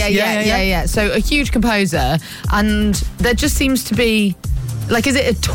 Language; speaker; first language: English; native; English